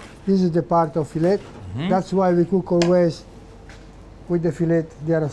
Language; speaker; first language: English; non-native, learner; Italian